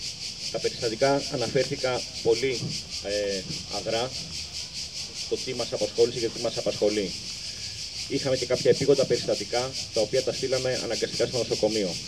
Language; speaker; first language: Greek; native; Greek